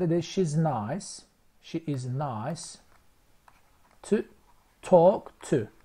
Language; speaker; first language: English; non-native, fluent; Azerbaijani